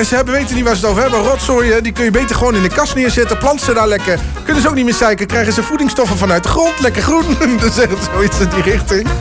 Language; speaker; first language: Dutch; native; Dutch